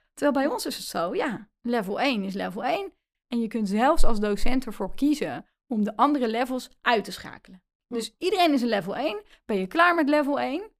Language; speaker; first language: Dutch; native; Dutch